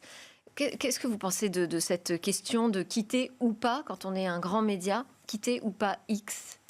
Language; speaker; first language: French; native; French